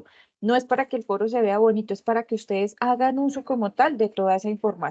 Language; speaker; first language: Spanish; native; Spanish